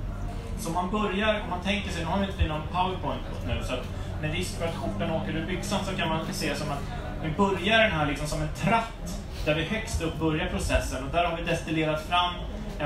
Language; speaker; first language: Swedish; native; Swedish